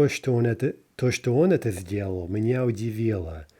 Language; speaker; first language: Russian; non-native, fluent; English